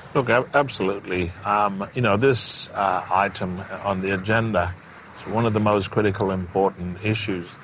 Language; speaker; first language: English; native; English